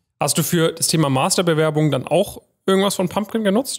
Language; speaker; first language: German; native; German